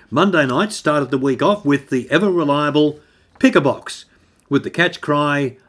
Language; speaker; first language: English; native; English